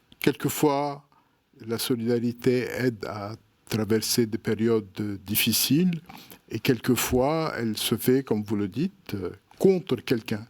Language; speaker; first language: French; non-native, local second language; Arabic